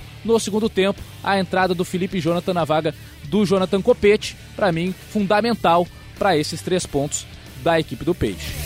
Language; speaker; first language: Portuguese; native; Portuguese